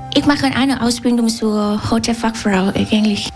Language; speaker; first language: German; non-native, learner; Vietnamese